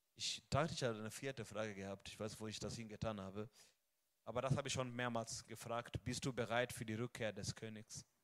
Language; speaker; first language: German; non-native, fluent; Swahili